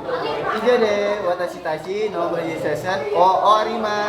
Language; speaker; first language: Japanese; non-native, learner; Indonesian